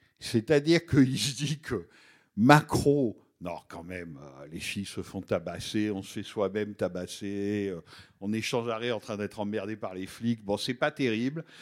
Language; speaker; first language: French; native; French